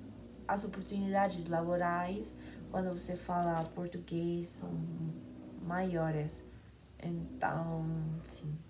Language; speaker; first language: Portuguese; non-native, learner; Spanish